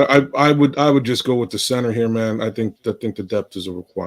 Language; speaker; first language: English; native; English